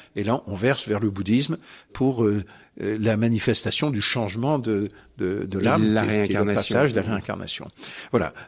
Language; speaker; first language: French; native; French